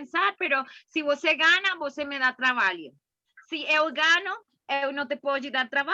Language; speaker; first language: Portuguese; non-native, learner; Spanish